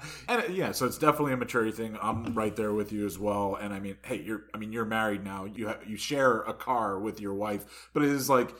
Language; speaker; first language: English; native; English